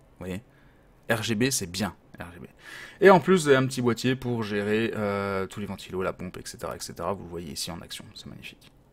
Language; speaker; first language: French; native; French